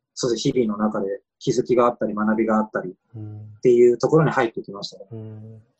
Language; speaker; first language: Japanese; native; Japanese